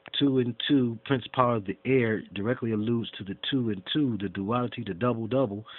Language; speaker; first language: English; native; English